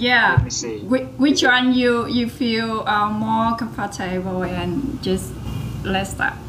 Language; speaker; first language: English; non-native, learner; Vietnamese